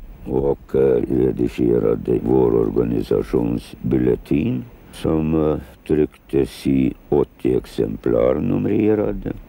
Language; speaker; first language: Swedish; non-native, fluent; Lithuanian